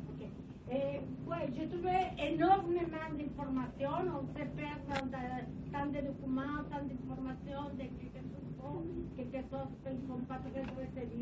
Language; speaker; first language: French; non-native, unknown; Spanish